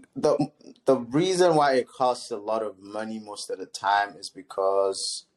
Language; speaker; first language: English; non-native, local second language; Yoruba